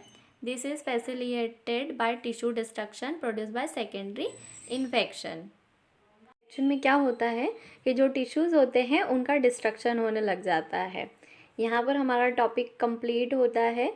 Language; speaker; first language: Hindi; native; Hindi